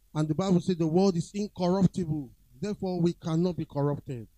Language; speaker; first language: English; non-native, local second language; Yoruba